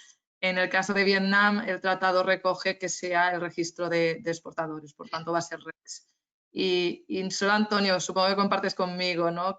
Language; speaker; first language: Spanish; native; Spanish